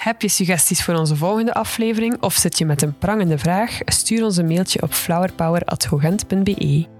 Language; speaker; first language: Dutch; native; Dutch